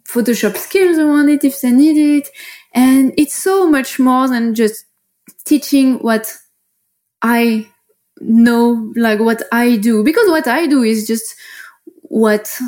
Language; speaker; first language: English; non-native, fluent; French